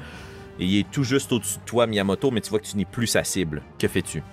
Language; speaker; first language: French; native; French